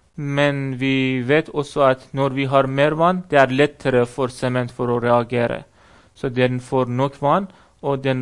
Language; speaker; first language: Norwegian; non-native, fluent; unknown